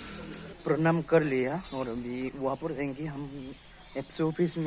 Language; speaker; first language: Hindi; non-native, local second language; Bodo